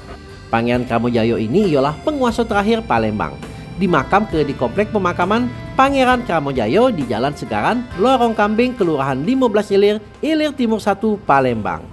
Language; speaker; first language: Indonesian; native; Indonesian